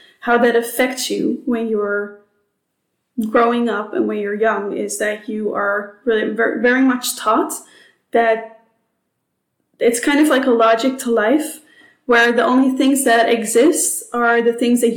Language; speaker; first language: English; non-native, fluent; Dutch